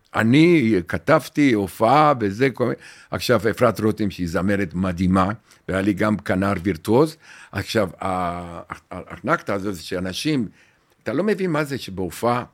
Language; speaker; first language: Hebrew; non-native, fluent; Romanian